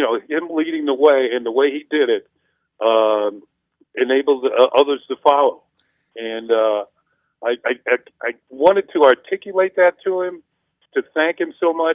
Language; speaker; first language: English; native; English